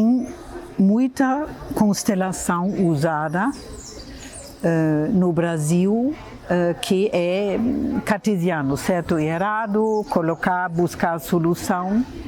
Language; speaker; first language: Portuguese; non-native, fluent; German